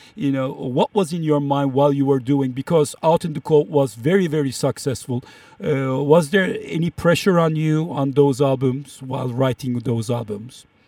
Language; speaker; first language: English; non-native, fluent; Turkish